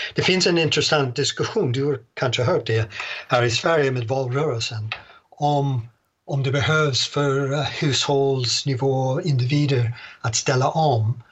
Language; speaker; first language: Swedish; non-native, fluent; English